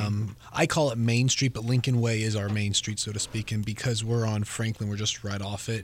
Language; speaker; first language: English; native; English